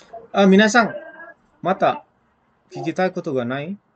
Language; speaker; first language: Japanese; non-native, fluent; Indonesian